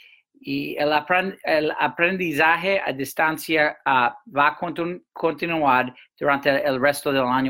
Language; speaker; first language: Spanish; non-native, fluent; English